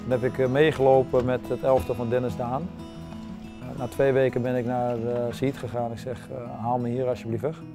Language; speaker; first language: Dutch; native; Dutch